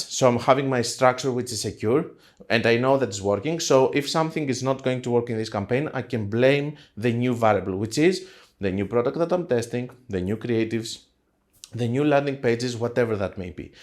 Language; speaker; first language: English; non-native, fluent; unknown